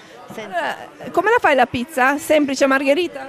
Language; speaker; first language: Italian; native; Italian